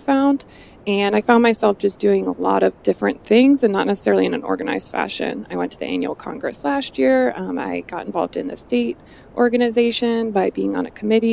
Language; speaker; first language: English; native; English